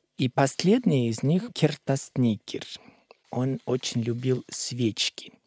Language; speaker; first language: Russian; non-native, fluent; Icelandic